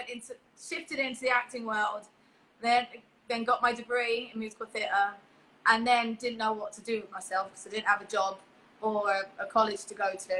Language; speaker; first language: English; native; English